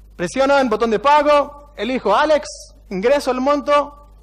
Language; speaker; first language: Spanish; non-native, fluent; Hebrew